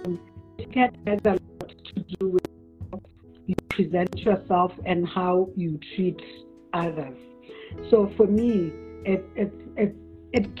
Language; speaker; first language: English; non-native, local second language; Tswana